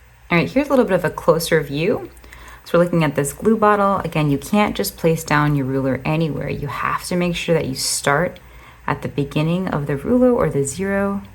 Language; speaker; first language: English; native; English